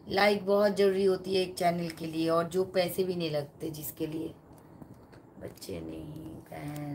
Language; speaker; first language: Hindi; non-native, local second language; Bangla